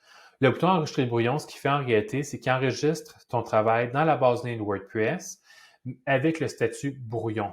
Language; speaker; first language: French; native; French